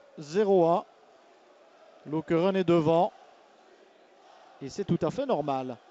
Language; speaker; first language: French; native; French